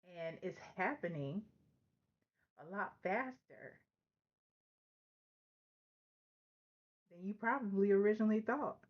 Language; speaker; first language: English; native; English